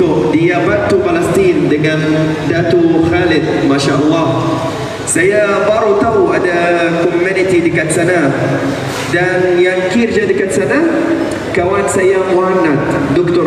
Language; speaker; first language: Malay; non-native, fluent; Arabic